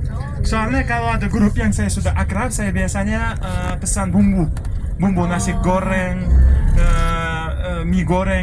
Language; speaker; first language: Indonesian; non-native, fluent; Uzbek